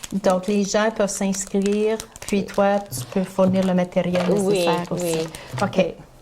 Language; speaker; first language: French; native; French